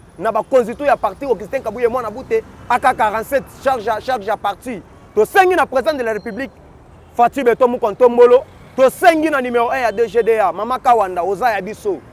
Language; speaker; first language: Lingala; non-native, local second language; Kongo